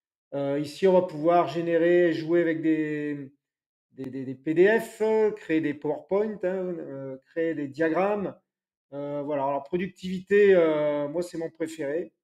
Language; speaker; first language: French; native; French